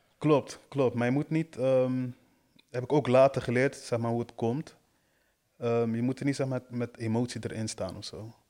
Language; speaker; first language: Dutch; early bilingual, other home language; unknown